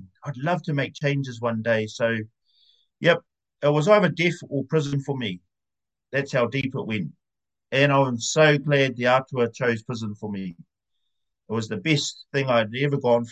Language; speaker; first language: English; native; English